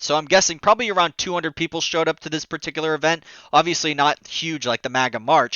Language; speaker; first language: English; native; English